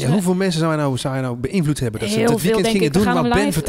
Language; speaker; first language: Dutch; native; Dutch